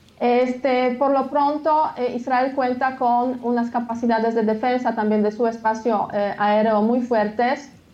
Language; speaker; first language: Spanish; non-native, fluent; Polish